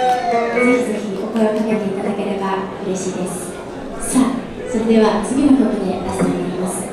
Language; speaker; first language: Japanese; native; Japanese